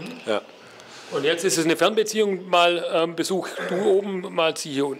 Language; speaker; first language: German; native; German